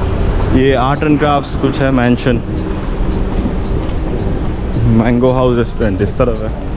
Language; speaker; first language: Hindi; non-native, local second language; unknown